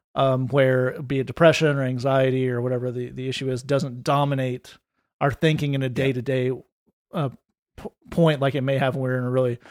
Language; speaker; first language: English; native; English